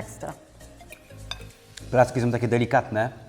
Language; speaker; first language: Polish; native; Polish